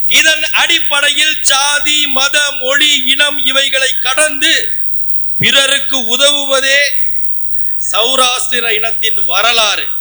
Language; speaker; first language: Tamil; non-native, local second language; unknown